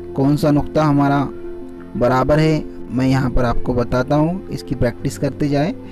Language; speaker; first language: Urdu; native; Urdu